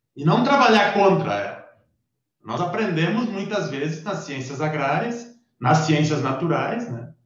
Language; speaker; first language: Portuguese; native; Portuguese